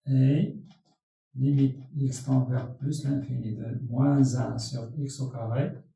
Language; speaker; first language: French; non-native, local second language; Arabic